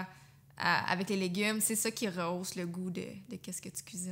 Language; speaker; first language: French; native; French